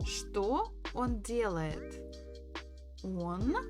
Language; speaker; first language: Russian; non-native, fluent; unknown